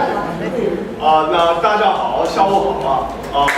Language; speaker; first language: Chinese; non-native, fluent; English